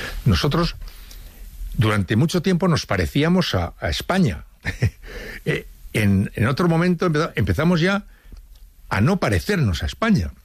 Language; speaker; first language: Spanish; native; Spanish